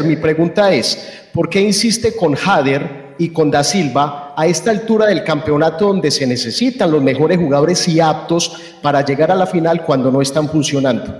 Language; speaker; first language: Spanish; native; Spanish